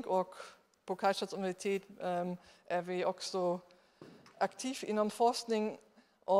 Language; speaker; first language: Swedish; non-native, fluent; German